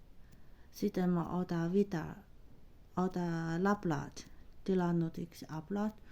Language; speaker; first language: Finnish; non-native, learner; Chinese